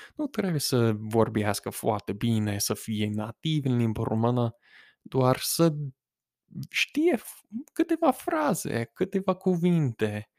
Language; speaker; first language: Romanian; non-native, fluent; English